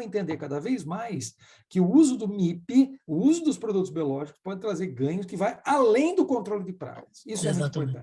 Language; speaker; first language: Portuguese; native; Portuguese